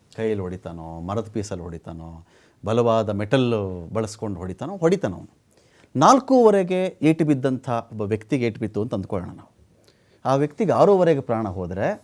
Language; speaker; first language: Kannada; native; Kannada